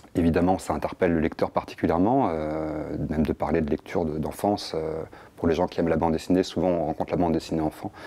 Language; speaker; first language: French; native; French